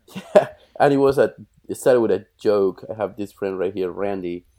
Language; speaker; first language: English; non-native, fluent; Spanish